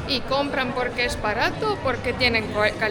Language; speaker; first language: Spanish; non-native, fluent; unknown